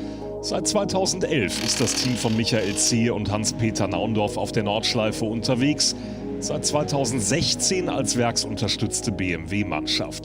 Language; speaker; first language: German; native; German